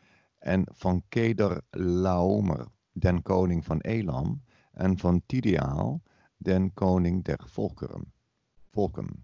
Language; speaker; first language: Dutch; native; Dutch